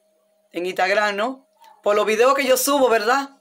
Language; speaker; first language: Spanish; native; Spanish